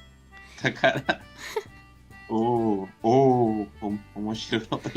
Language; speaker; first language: Japanese; non-native, learner; Spanish